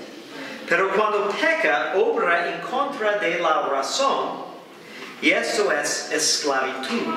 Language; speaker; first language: Spanish; non-native, fluent; English